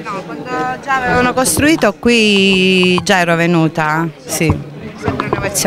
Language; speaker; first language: Italian; native; Italian